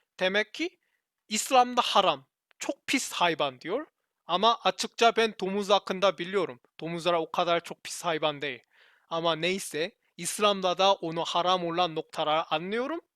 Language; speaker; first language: Turkish; non-native, learner; Korean